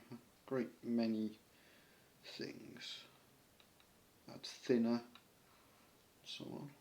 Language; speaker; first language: English; native; English